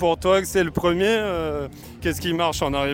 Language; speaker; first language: French; native; French